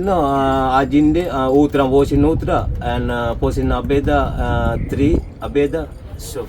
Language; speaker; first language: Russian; non-native, learner; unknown